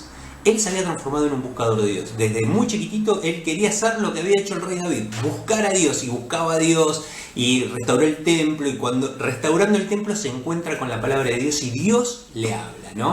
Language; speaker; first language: Spanish; native; Spanish